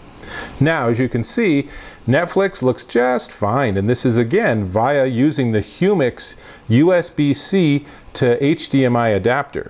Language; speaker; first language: English; native; English